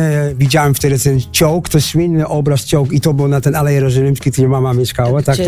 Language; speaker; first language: Polish; non-native, fluent; Dutch